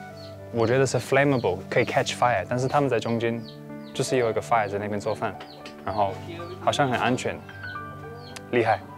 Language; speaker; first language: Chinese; early bilingual, heritage; Chinese